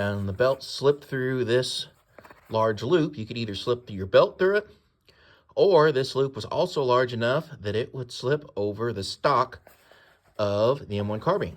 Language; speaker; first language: English; native; English